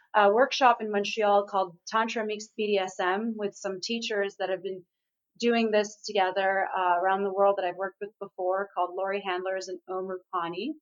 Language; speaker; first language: English; native; English